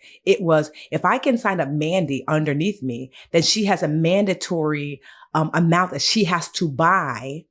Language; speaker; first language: English; native; English